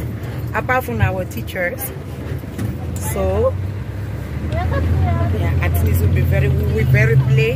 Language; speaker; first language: English; non-native, learner; French